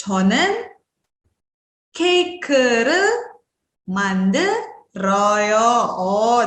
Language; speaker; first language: Korean; non-native, fluent; Indonesian